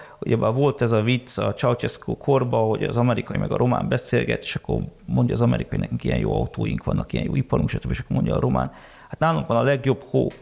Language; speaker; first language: Hungarian; early bilingual, heritage; Hungarian